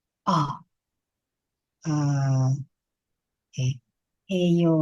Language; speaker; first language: Korean; non-native, learner; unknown